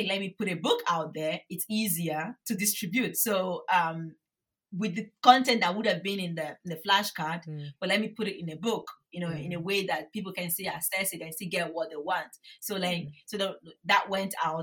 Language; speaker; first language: English; non-native, local second language; Bini